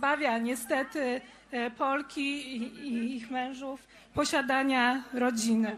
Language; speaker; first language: Polish; native; Polish